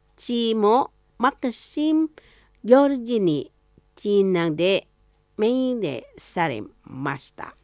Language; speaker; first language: Japanese; non-native, fluent; Indonesian